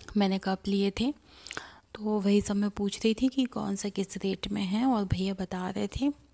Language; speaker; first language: Hindi; native; Hindi